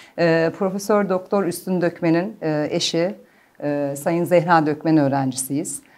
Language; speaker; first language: Turkish; early bilingual, heritage; Turkish